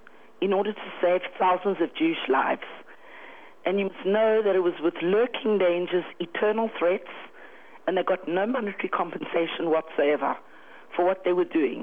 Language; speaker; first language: English; native; English